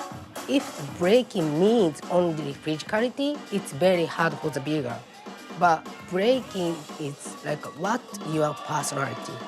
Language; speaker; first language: English; non-native, learner; Japanese